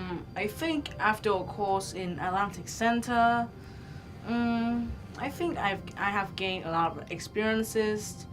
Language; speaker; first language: English; non-native, learner; Vietnamese